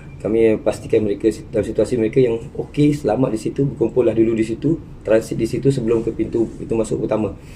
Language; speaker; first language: Malay; native; Malay